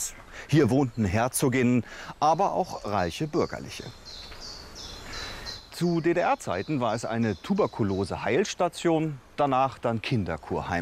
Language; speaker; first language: German; native; German